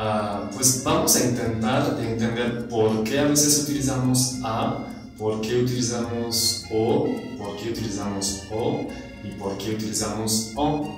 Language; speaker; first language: Spanish; non-native, fluent; French